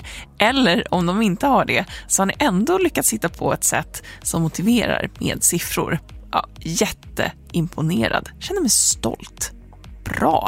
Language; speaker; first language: Swedish; native; Swedish